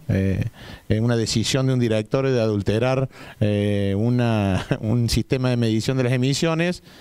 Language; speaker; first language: Spanish; native; Spanish